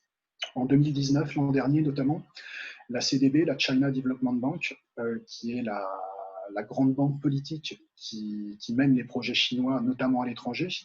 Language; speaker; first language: French; native; French